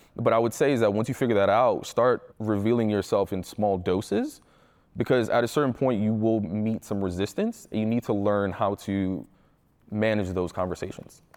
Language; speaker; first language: English; early bilingual, other home language; Spanish